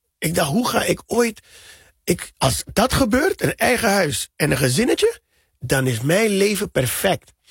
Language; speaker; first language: Dutch; native; Dutch